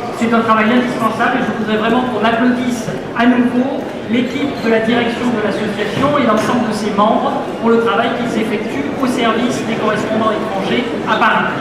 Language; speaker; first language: French; native; French